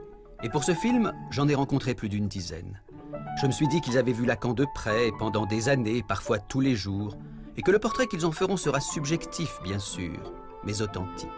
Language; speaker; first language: French; native; French